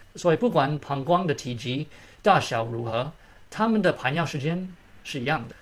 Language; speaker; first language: Chinese; early bilingual, heritage; Chinese